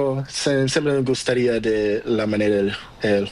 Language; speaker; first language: Spanish; non-native, learner; Portuguese